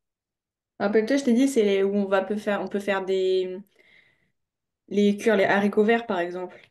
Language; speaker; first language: French; native; French